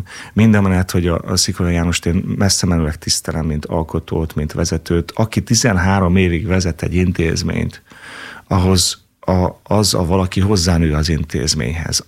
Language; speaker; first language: Hungarian; native; Hungarian